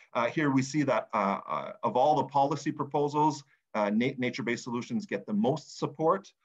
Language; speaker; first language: English; native; English